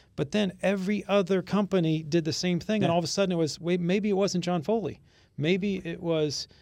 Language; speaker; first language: English; native; English